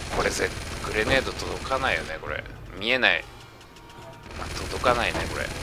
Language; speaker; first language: Japanese; early bilingual, heritage; Japanese